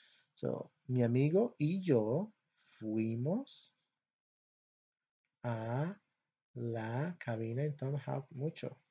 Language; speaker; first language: Spanish; non-native, fluent; English